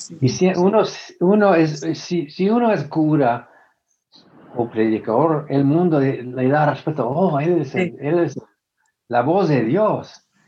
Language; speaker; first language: Spanish; non-native, fluent; English